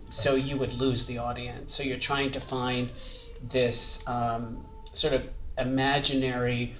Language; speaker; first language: English; native; English